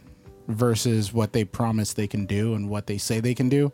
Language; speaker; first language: English; early bilingual, other home language; Spanish